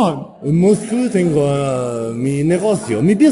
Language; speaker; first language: Spanish; non-native, learner; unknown